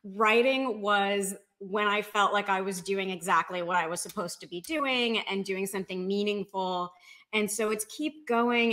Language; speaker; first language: English; native; English